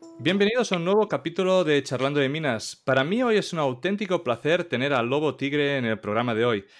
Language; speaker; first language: Spanish; native; Spanish